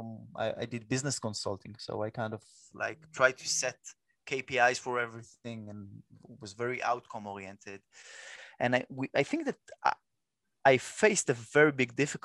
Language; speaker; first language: English; non-native, fluent; Hebrew